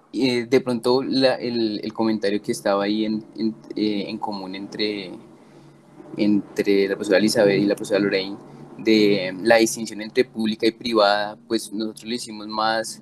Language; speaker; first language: Spanish; native; Spanish